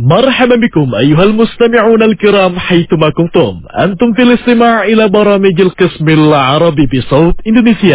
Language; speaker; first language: Arabic; non-native, fluent; Indonesian